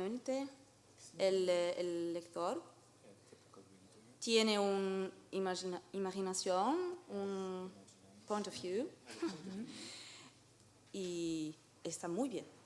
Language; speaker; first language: Spanish; non-native, learner; French